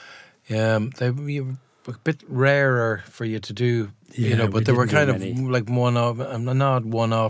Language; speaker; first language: English; native; English